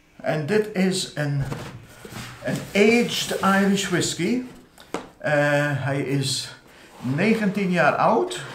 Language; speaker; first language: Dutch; non-native, fluent; English